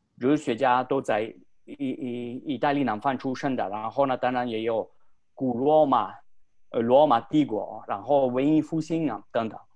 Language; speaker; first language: Chinese; non-native, fluent; Italian